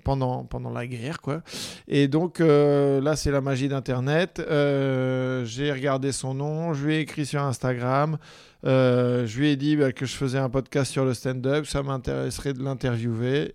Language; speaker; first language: French; native; French